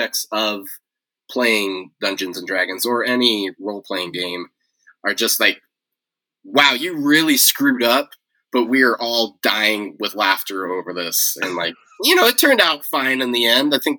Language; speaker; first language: English; native; English